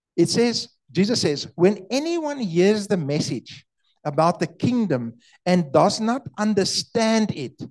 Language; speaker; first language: English; non-native, local second language; Afrikaans